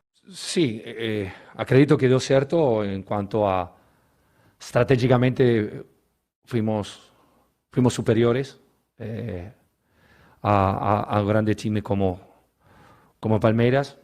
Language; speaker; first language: Portuguese; non-native, learner; Spanish